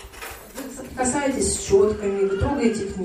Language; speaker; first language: Russian; native; Russian